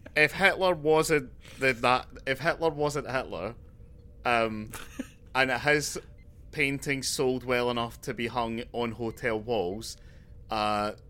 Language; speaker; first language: English; native; English